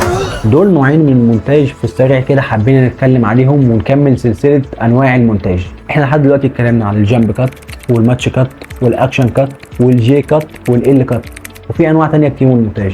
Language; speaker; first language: Arabic; native; Arabic